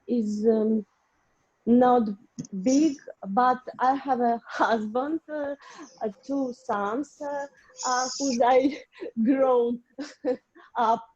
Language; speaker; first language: English; non-native, learner; Russian